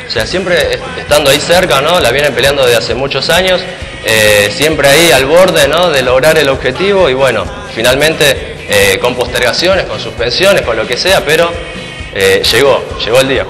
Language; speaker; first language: Spanish; native; Spanish